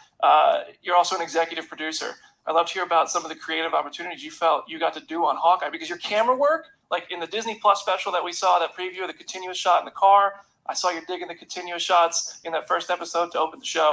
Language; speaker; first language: English; native; English